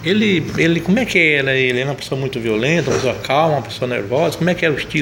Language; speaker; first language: Portuguese; native; Portuguese